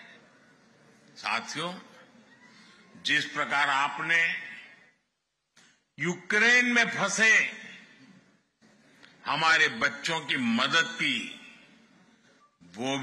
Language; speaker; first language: Hindi; non-native, local second language; Gujarati